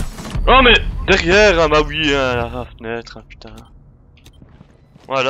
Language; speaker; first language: French; native; French